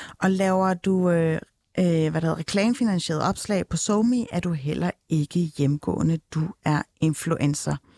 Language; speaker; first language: Danish; early bilingual, other home language; Turkish